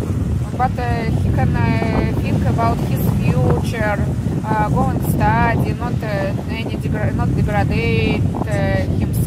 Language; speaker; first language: English; non-native, learner; Russian